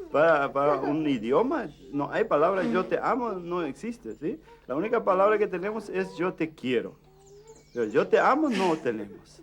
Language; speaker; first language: Spanish; early bilingual, heritage; Plautdietsch